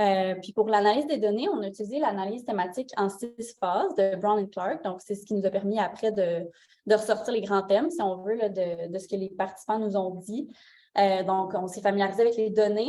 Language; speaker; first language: French; native; French